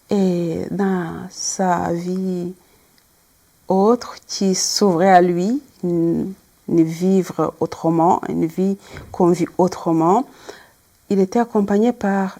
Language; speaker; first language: French; non-native, local second language; Kinyarwanda